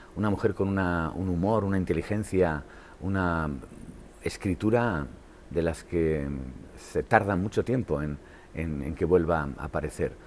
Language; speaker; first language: Spanish; native; Spanish